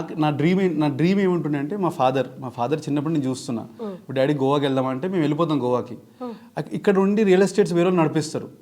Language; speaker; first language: Telugu; native; Telugu